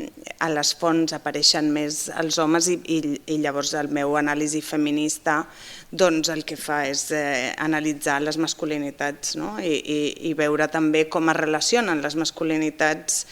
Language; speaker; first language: Catalan; non-native, fluent; Basque